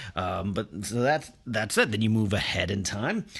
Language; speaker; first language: English; native; English